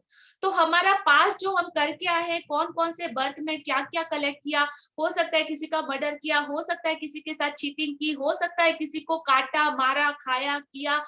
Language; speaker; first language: Hindi; native; Hindi